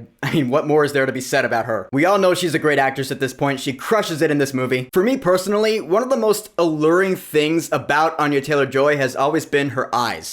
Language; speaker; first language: English; native; English